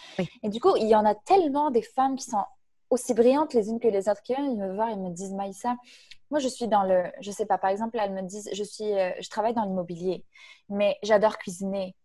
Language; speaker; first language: French; non-native, local second language; Arabic